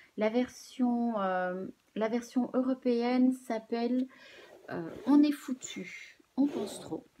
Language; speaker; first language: French; native; French